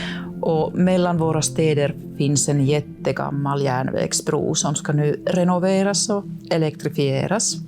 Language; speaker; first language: Swedish; non-native, local second language; Finnish